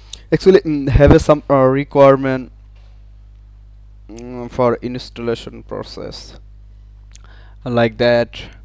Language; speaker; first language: English; non-native, local second language; Bangla